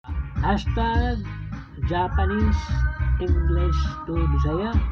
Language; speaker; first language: English; non-native, local second language; Cebuano